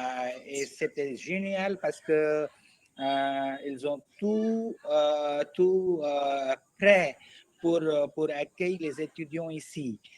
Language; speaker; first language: French; non-native, learner; Hindi